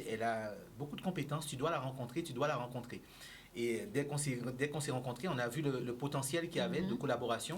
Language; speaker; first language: French; native; French